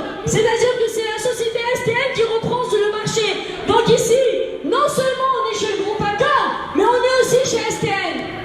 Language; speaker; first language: French; native; French